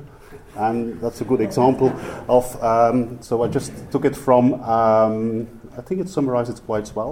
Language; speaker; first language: English; non-native, fluent; Dutch